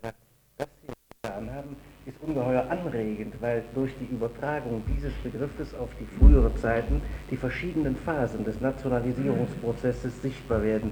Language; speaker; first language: German; native; German